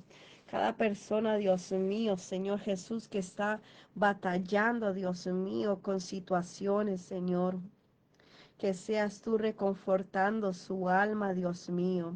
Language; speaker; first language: Spanish; native; Spanish